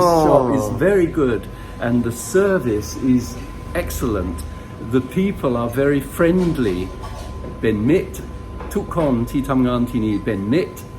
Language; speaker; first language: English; non-native, learner; Thai